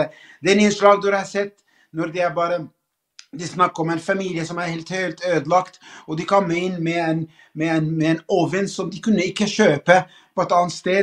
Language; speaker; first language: Norwegian; non-native, fluent; Arabic